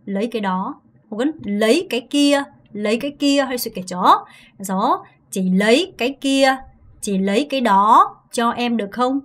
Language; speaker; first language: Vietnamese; non-native, fluent; Korean